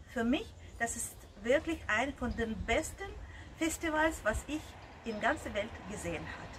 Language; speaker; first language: German; non-native, fluent; Russian